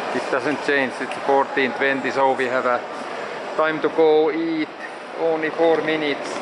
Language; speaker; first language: English; non-native, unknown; Finnish